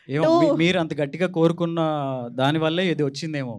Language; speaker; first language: Telugu; native; Telugu